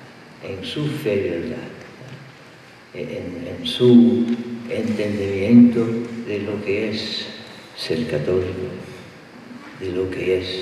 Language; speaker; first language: Spanish; non-native, fluent; English